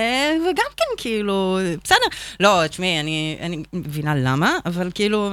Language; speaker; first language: Hebrew; native; Hebrew